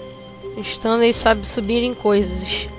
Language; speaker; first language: Portuguese; native; Portuguese